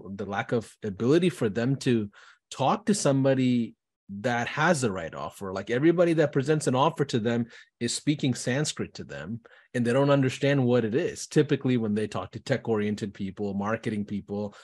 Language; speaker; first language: English; native; English